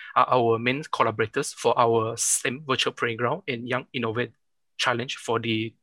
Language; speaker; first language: English; non-native, local second language; Chinese